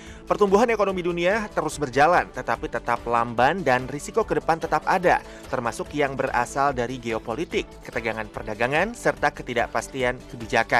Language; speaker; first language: Indonesian; native; Indonesian